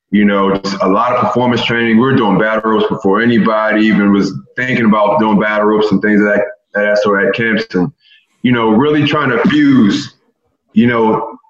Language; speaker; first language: English; native; English